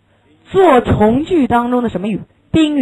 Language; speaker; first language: Chinese; native; Chinese